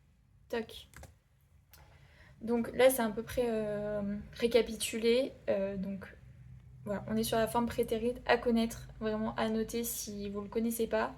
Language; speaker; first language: French; native; French